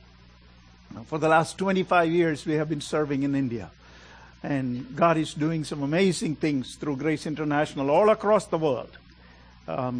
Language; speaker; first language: English; non-native, local second language; Malayalam